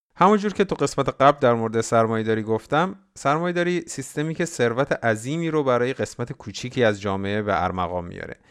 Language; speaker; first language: Persian; native; Persian